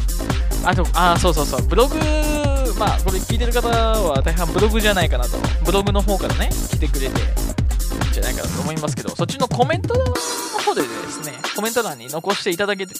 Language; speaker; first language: Japanese; native; Japanese